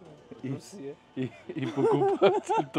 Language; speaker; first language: Russian; native; Russian